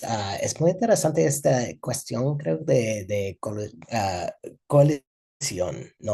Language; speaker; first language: Spanish; non-native, fluent; English